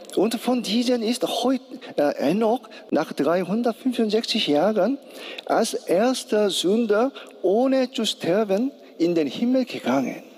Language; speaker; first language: German; non-native, learner; Korean